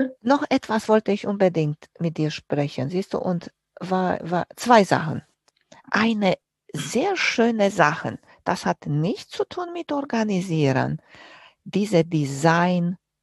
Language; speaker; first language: German; non-native, fluent; Romanian